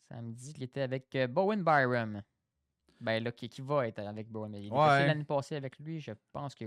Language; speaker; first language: French; native; French